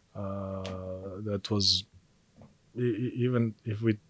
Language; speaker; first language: English; non-native, fluent; Serbian